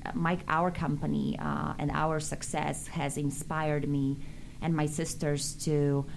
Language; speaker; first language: English; non-native, fluent; Polish